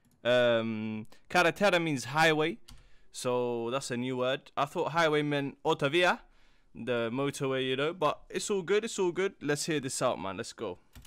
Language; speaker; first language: English; native; English